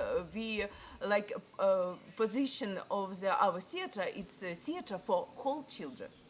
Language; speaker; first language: English; non-native, learner; Ukrainian